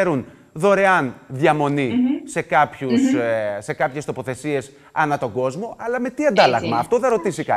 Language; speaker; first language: Greek; native; Greek